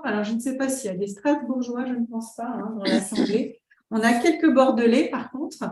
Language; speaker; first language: French; native; French